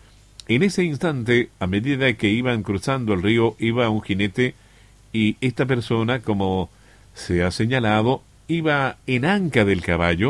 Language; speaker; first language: Spanish; native; Spanish